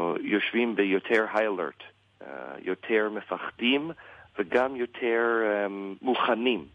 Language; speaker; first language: Hebrew; non-native, learner; English